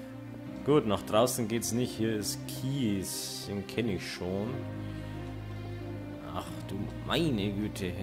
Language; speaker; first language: German; native; German